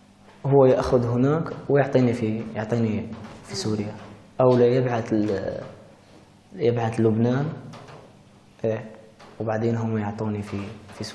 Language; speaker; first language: Arabic; early bilingual, heritage; Arabic